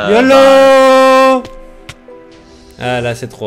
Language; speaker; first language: French; native; French